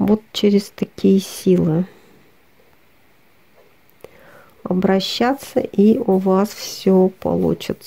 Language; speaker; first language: Russian; native; Russian